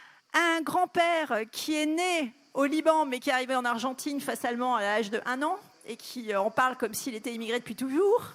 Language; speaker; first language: French; native; French